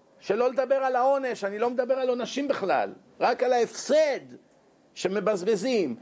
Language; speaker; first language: Hebrew; native; Hebrew